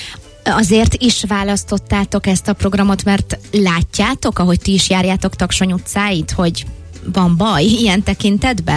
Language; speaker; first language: Hungarian; native; Hungarian